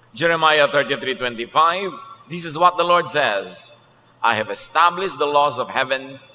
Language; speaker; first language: English; non-native, local second language; Filipino